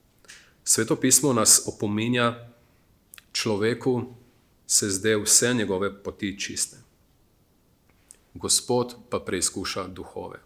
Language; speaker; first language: Slovenian; native; Slovenian